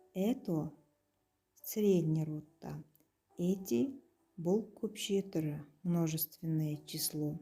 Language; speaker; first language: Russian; non-native, local second language; Kazakh